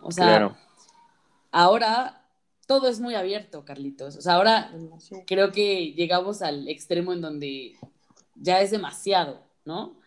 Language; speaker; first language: Spanish; native; Spanish